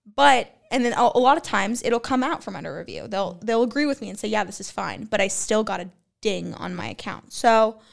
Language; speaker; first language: English; native; English